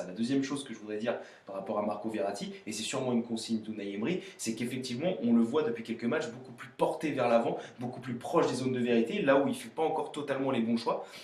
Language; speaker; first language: French; native; French